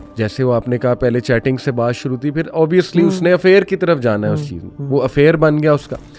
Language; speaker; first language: Urdu; native; Urdu